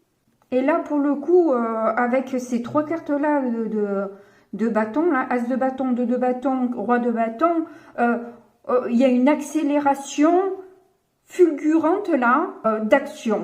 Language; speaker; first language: French; native; French